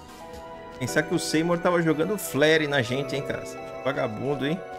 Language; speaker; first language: Portuguese; native; Portuguese